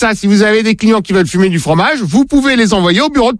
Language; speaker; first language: French; native; French